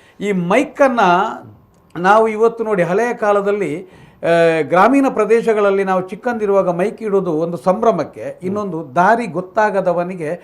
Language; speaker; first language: Kannada; non-native, local second language; Tulu